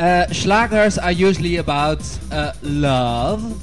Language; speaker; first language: English; non-native, fluent; Dutch